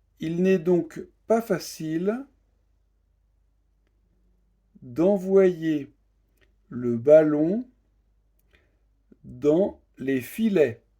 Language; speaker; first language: French; native; French